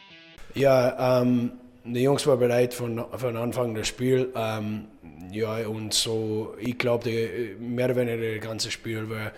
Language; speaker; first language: German; non-native, learner; English